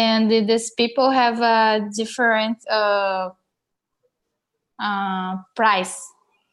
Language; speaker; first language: English; non-native, learner; Portuguese